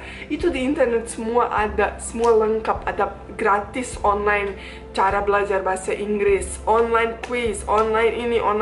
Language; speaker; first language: Indonesian; non-native, fluent; Bosnian